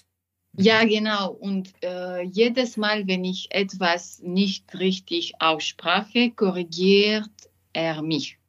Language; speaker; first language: German; non-native, learner; French